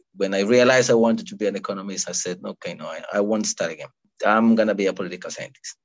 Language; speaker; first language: English; non-native, fluent; Spanish